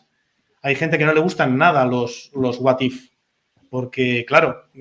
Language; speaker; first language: Spanish; native; Spanish